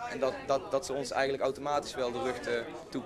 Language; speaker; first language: Dutch; native; Dutch